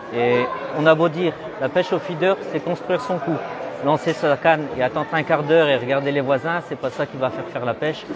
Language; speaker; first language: French; native; French